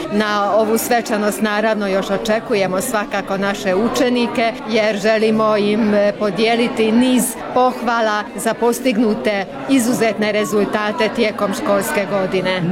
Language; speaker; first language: Croatian; early bilingual, heritage; Croatian